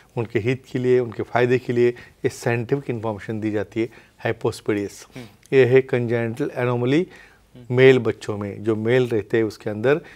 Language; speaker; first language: Hindi; non-native, local second language; Marathi